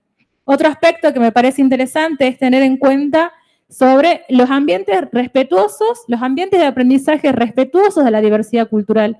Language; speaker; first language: Spanish; native; Spanish